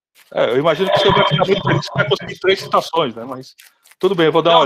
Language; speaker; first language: Portuguese; native; Portuguese